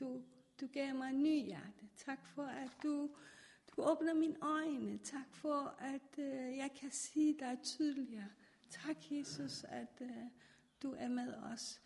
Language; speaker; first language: Danish; non-native, fluent; Persian